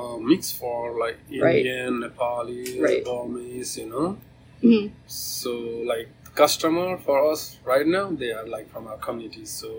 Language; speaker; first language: English; non-native, local second language; Nepali